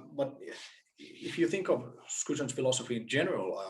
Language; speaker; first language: English; non-native, fluent; Finnish